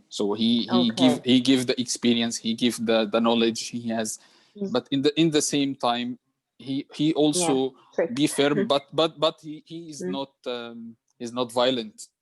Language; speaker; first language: English; non-native, learner; Arabic